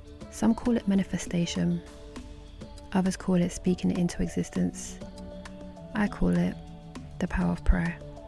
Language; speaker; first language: English; native; English